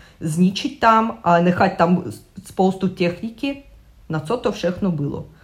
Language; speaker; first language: Czech; non-native, learner; Russian